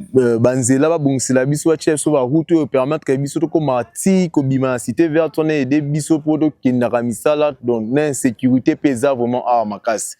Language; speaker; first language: Lingala; native; Lingala